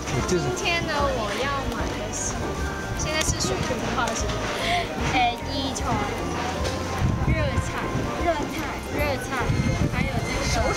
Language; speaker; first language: Chinese; non-native, local second language; Cantonese